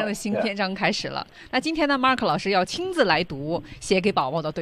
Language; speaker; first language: Chinese; native; Chinese